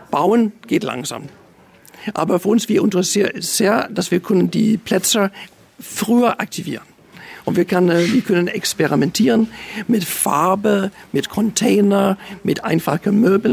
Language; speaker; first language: German; non-native, fluent; Danish